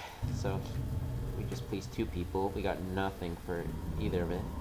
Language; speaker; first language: English; native; English